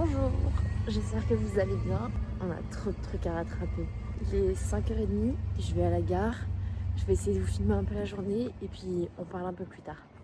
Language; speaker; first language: French; native; French